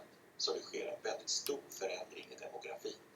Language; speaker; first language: Swedish; native; Swedish